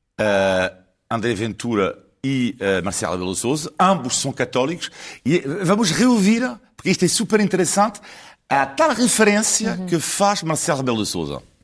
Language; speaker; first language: Portuguese; non-native, fluent; French